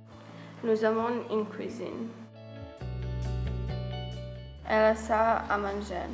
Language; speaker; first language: French; non-native, learner; Croatian